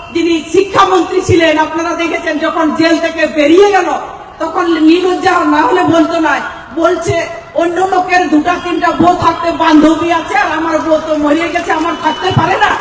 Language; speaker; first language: Bangla; non-native, local second language; Santali